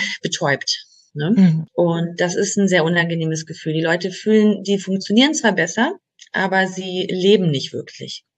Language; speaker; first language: German; native; German